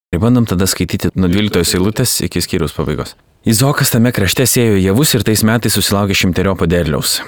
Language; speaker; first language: Lithuanian; native; Lithuanian